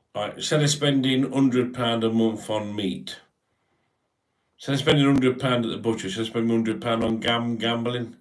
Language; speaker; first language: English; native; English